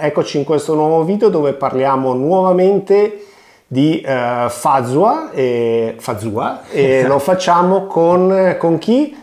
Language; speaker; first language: Italian; native; Italian